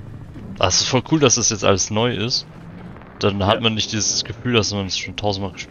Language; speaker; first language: German; native; German